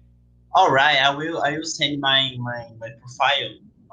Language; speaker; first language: English; non-native, learner; Portuguese